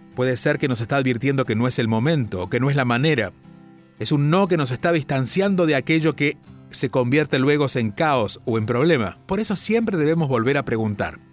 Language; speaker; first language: Spanish; native; Spanish